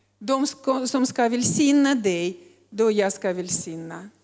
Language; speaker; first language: Swedish; non-native, learner; Russian